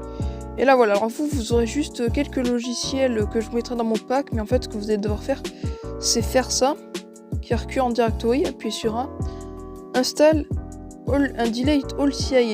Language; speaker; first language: French; native; French